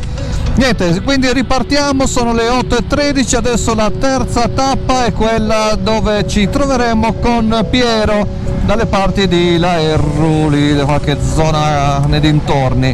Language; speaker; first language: Italian; native; Italian